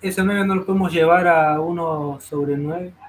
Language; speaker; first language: Spanish; native; Spanish